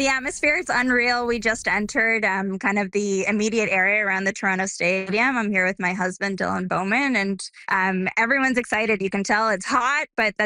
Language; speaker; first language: English; early bilingual, other home language; Croatian